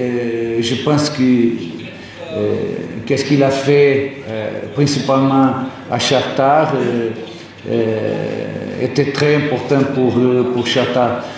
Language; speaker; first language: French; non-native, learner; Portuguese